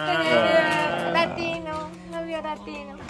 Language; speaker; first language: Spanish; non-native, learner; Japanese